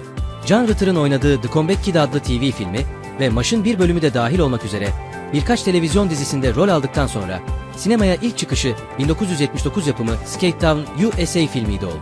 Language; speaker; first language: Turkish; native; Turkish